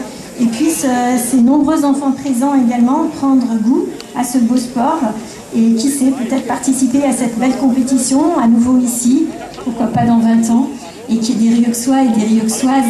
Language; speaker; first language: French; native; French